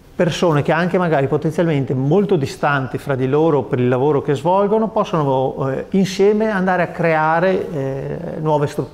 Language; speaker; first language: Italian; native; Italian